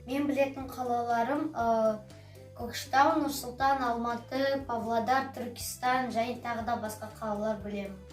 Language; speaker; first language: Kazakh; non-native, local second language; Russian